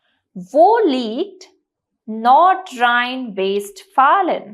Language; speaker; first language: German; non-native, fluent; Hindi